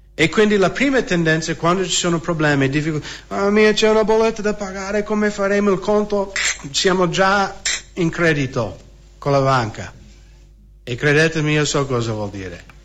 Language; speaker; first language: Italian; non-native, fluent; English